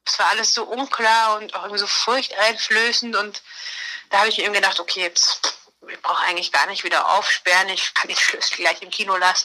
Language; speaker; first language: German; native; German